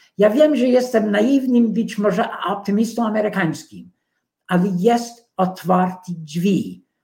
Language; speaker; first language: Polish; non-native, fluent; English